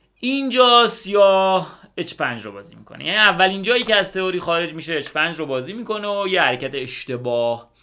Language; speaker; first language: Persian; native; Persian